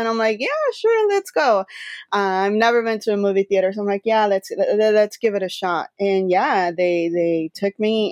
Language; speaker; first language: English; native; English